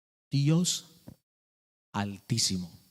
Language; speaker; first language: Spanish; native; Spanish